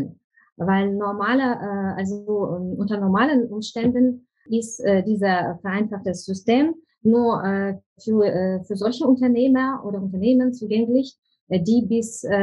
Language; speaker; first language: German; non-native, fluent; Ukrainian